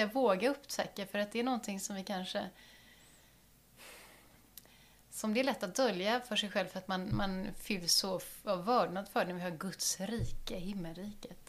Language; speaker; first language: Swedish; native; Swedish